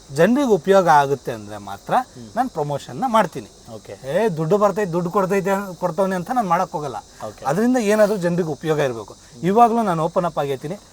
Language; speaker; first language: Kannada; native; Kannada